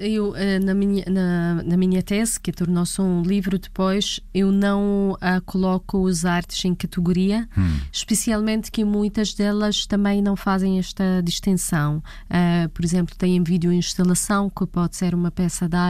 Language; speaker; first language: Portuguese; non-native, fluent; Arabic